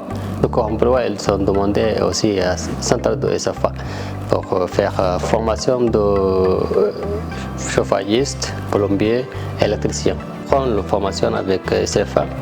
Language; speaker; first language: French; non-native, learner; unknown